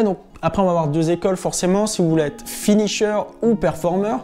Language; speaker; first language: French; native; French